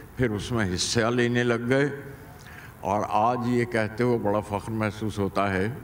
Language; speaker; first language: Hindi; native; Hindi